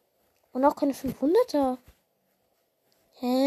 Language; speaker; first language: German; native; German